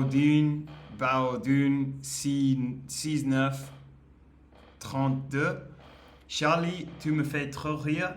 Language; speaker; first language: French; non-native, learner; English